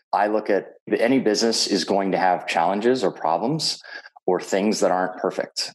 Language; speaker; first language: English; native; English